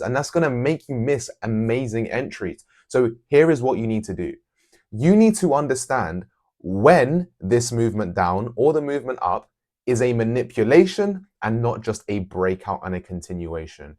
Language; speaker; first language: English; native; English